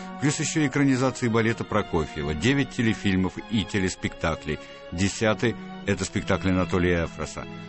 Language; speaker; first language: Russian; native; Russian